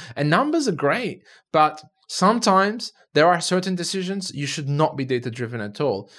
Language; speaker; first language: English; non-native, fluent; Turkish